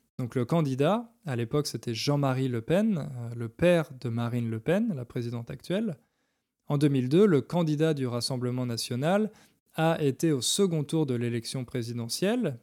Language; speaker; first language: French; native; French